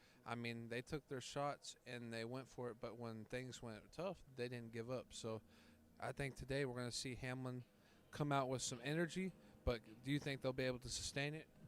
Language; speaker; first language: English; native; English